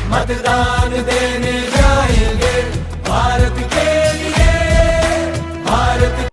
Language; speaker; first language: Hindi; non-native, local second language; Telugu